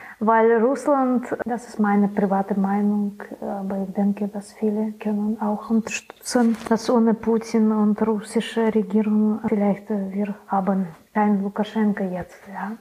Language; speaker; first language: German; non-native, learner; Belarusian